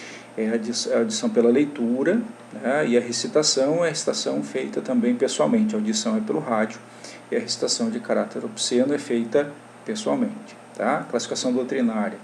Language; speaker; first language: Portuguese; native; Portuguese